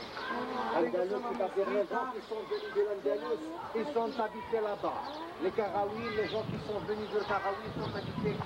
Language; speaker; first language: French; non-native, local second language; Arabic